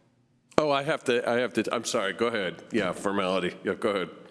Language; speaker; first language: English; native; English